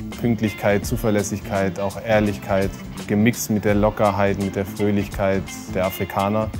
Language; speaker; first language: German; native; German